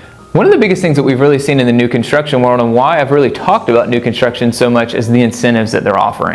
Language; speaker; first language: English; native; English